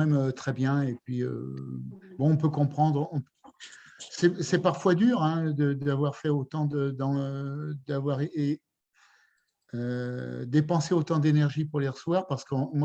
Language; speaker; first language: French; native; French